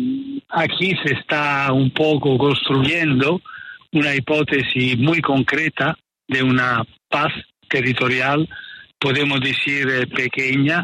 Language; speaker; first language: Spanish; non-native, fluent; Italian